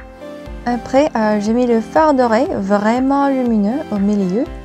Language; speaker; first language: French; non-native, learner; Korean